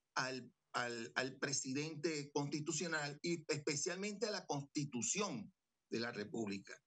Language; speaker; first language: Spanish; native; Spanish